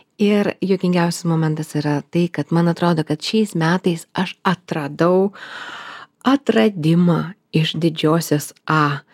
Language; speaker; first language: Lithuanian; non-native, local second language; Russian